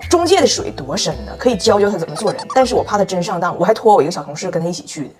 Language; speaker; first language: Chinese; native; Chinese